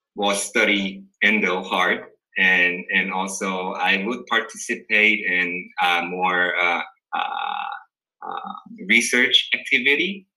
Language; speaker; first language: English; early bilingual, other home language; Korean